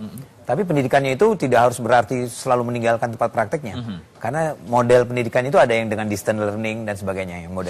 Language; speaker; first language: Indonesian; native; Indonesian